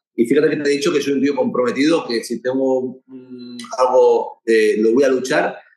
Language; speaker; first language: Spanish; native; Spanish